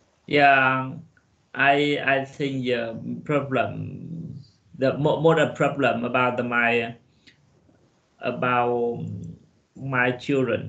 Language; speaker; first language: English; non-native, learner; Vietnamese